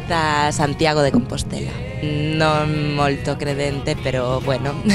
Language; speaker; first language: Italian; non-native, fluent; Spanish